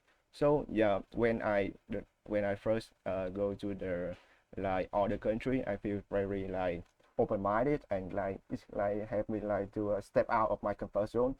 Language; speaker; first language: English; non-native, learner; Vietnamese